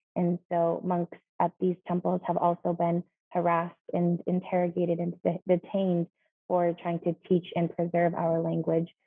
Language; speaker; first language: English; native; English